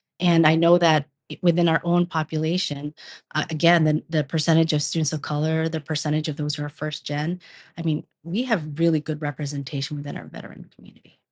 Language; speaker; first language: English; early bilingual, other home language; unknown